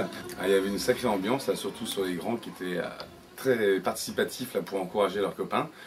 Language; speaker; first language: French; native; French